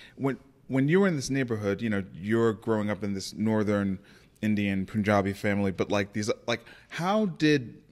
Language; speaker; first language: English; native; English